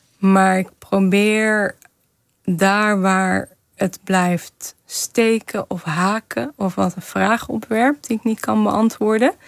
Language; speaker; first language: Dutch; early bilingual, other home language; Kazakh